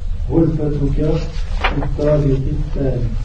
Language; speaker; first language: Arabic; non-native, learner; French